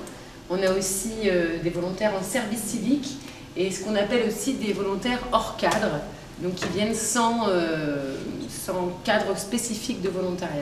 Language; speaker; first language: French; native; French